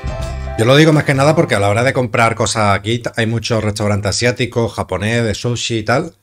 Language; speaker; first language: Spanish; native; Spanish